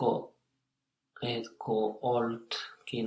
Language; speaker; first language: Finnish; non-native, learner; English